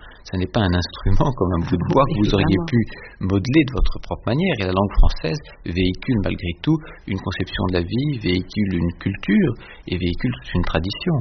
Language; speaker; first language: French; native; French